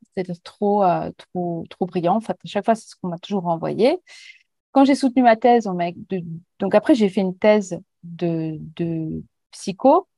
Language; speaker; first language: French; native; French